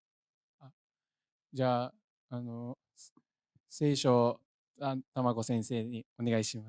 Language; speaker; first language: Japanese; early bilingual, other home language; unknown